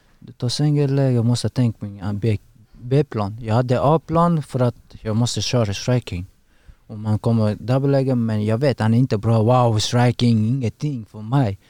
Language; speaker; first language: Swedish; non-native, learner; Persian